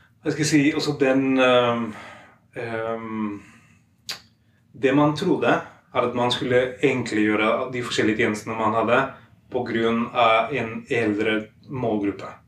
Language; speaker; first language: Norwegian; non-native, fluent; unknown